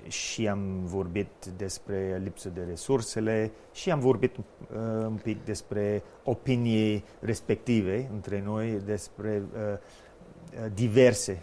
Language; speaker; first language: Romanian; non-native, fluent; English